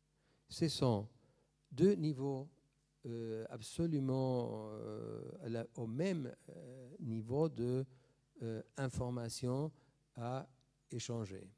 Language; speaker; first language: French; non-native, fluent; Spanish